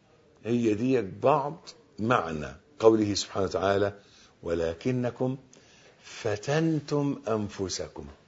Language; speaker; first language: Arabic; native; Arabic